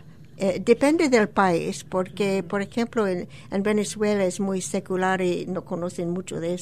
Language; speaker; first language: Spanish; non-native, fluent; English